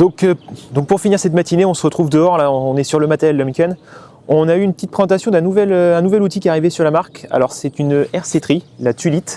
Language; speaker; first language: French; native; French